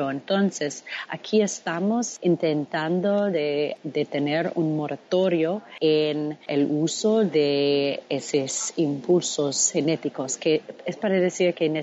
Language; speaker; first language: Spanish; non-native, fluent; English